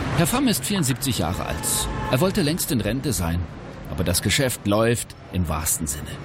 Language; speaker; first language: German; native; German